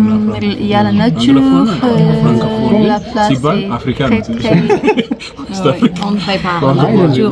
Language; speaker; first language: French; non-native, learner; Amharic